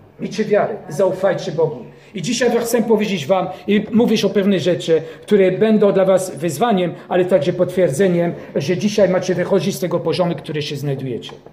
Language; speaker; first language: Polish; non-native, fluent; French